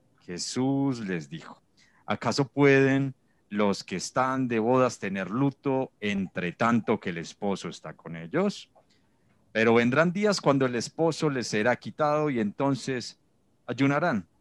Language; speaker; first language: Spanish; native; Spanish